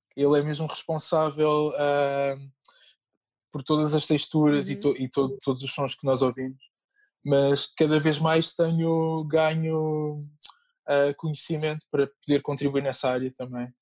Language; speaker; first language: Portuguese; native; Portuguese